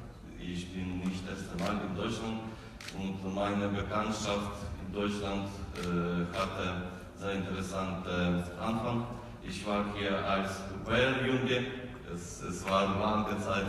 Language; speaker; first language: German; non-native, learner; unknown